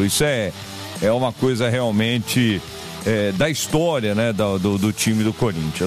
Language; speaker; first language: Portuguese; native; Portuguese